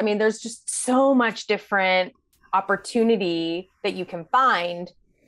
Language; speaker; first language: English; native; English